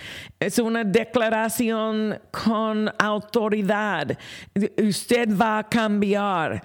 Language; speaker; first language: Spanish; non-native, fluent; English